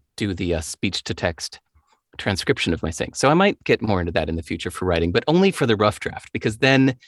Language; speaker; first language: English; native; English